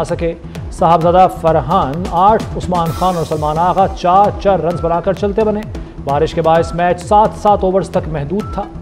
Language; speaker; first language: Urdu; native; Urdu